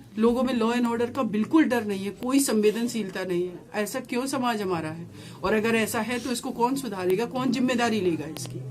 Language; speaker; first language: Hindi; native; Hindi